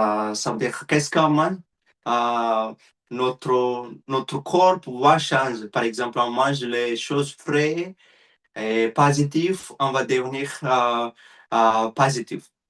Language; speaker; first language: French; non-native, learner; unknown